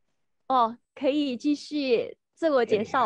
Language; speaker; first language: Chinese; non-native, fluent; Indonesian